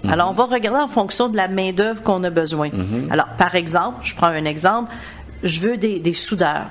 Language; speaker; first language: French; native; French